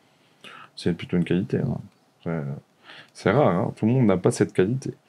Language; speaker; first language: French; native; French